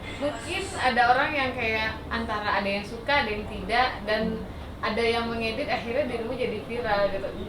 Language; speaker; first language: Indonesian; native; Indonesian